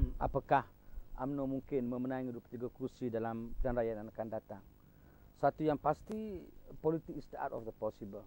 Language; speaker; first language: Malay; native; Malay